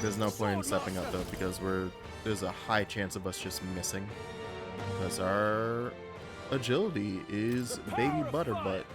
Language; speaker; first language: English; native; English